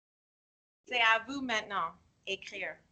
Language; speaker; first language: French; non-native, fluent; English